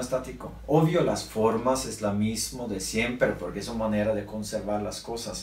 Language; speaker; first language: Spanish; non-native, learner; Norwegian